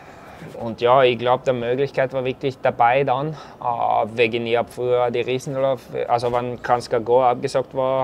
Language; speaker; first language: German; non-native, fluent; Norwegian